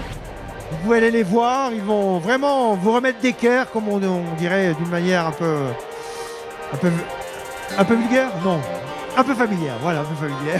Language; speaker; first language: French; native; French